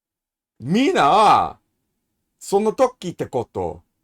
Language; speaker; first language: Japanese; non-native, learner; English